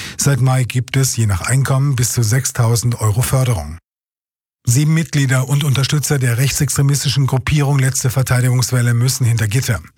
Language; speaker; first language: German; native; German